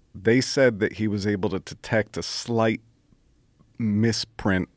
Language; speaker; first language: English; native; English